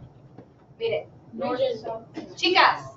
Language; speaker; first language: Spanish; non-native, fluent; English